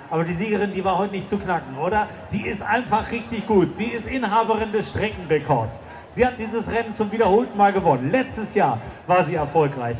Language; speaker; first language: German; native; German